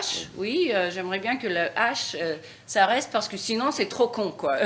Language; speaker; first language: French; non-native, fluent; Russian